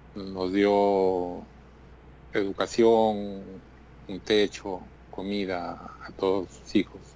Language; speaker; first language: Spanish; native; Spanish